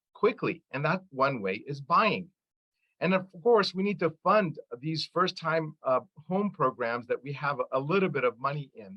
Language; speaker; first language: English; early bilingual, other home language; Arabic